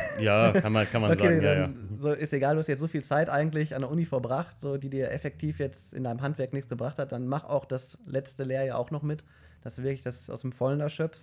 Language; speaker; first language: German; native; German